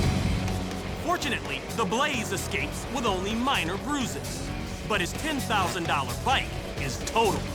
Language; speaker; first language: English; native; English